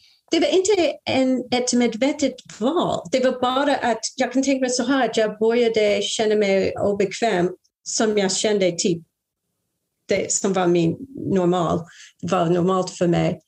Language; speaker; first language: Swedish; non-native, fluent; English